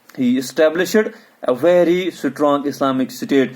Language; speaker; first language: English; non-native, local second language; Urdu